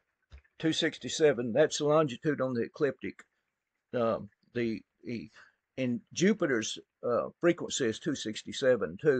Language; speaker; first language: English; native; English